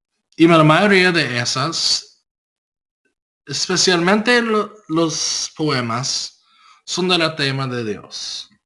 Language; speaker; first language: Spanish; non-native, learner; English